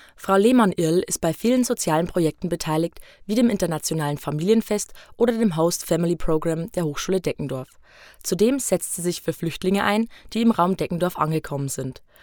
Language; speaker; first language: German; native; German